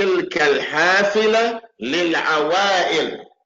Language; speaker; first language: Arabic; non-native, fluent; English